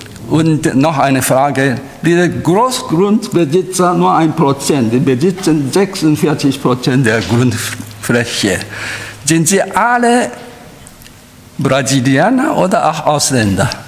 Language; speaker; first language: German; non-native, fluent; Chinese